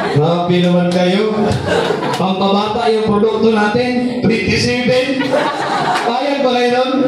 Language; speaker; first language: Filipino; non-native, local second language; Masbatenyo